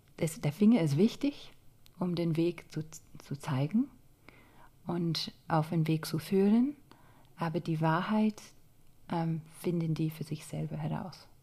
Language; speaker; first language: German; non-native, fluent; English